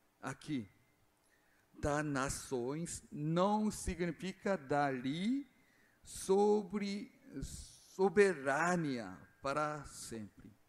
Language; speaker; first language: Portuguese; non-native, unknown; Korean